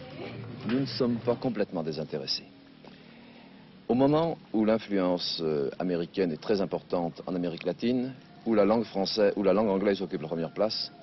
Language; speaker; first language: French; native; French